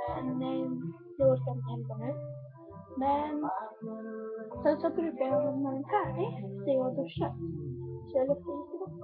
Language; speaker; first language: Swedish; non-native, learner; Korean